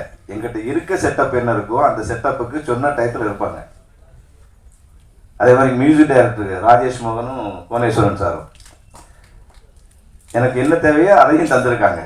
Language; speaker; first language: Tamil; native; Tamil